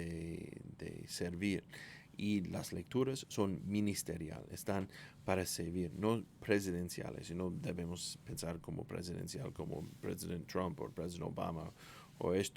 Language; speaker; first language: Spanish; non-native, fluent; English